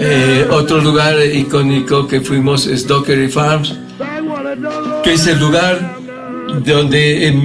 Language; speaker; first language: Spanish; native; Spanish